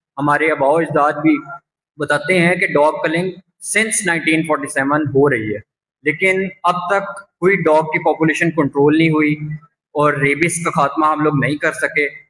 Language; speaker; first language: Urdu; non-native, local second language; Punjabi